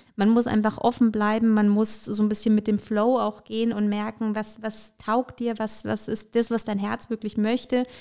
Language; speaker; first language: German; early bilingual, other home language; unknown